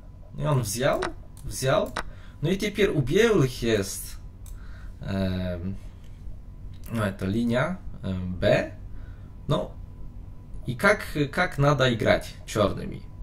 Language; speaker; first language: Russian; non-native, learner; Polish